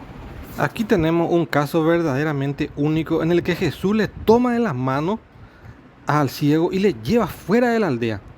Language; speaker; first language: Spanish; native; Spanish